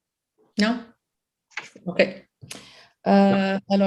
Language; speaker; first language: French; non-native, local second language; English